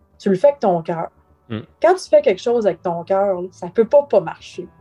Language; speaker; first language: French; native; French